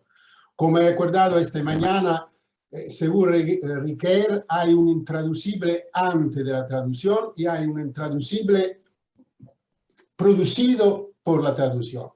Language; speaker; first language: Spanish; non-native, fluent; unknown